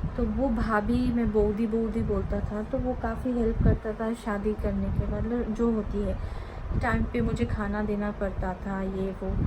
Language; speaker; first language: Hindi; non-native, local second language; Bangla